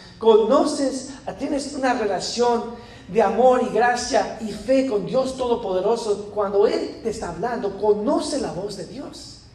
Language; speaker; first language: Spanish; non-native, fluent; English